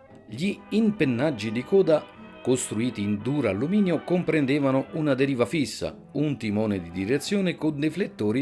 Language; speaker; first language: Italian; native; Italian